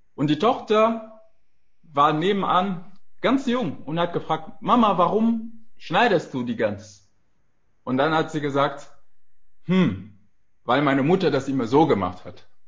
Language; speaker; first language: German; non-native, fluent; French